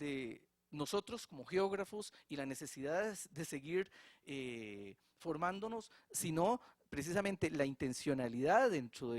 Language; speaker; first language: Spanish; native; Spanish